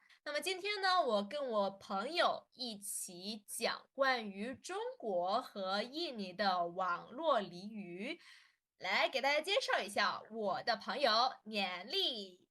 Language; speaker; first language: Chinese; non-native, local second language; Indonesian